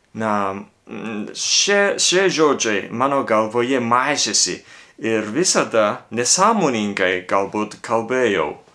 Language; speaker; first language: Lithuanian; non-native, fluent; Japanese